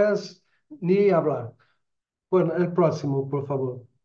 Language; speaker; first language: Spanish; non-native, fluent; Portuguese